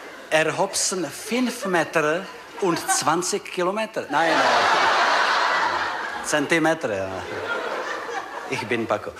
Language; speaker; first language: German; non-native, learner; Czech